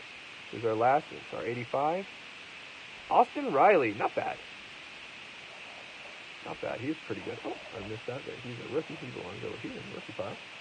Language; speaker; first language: English; native; English